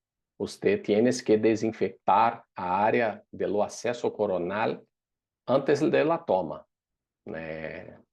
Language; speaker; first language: Spanish; non-native, fluent; Portuguese